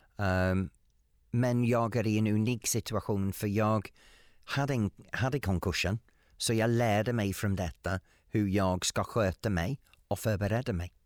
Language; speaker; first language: Swedish; non-native, fluent; English